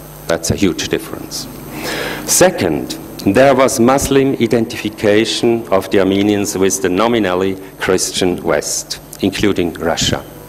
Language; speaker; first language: English; non-native, fluent; German